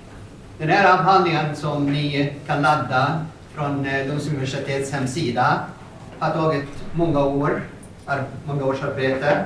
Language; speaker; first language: Swedish; non-native, fluent; Arabic